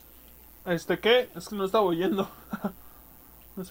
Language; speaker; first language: Spanish; native; Spanish